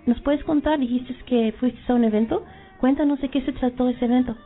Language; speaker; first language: Spanish; early bilingual, heritage; Spanish